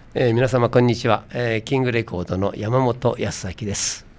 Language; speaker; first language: Japanese; native; Japanese